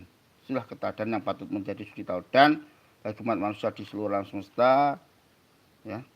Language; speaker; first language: Indonesian; native; Indonesian